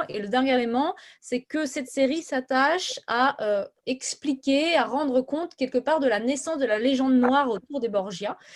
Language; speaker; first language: French; native; French